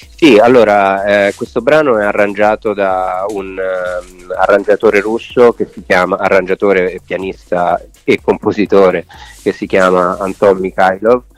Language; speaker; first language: Italian; native; Italian